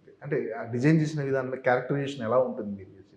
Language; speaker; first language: Telugu; native; Telugu